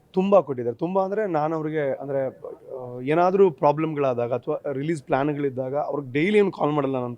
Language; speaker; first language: Kannada; non-native, local second language; Tulu